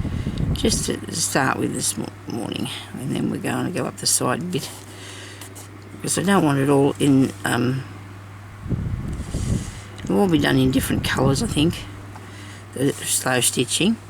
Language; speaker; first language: English; native; English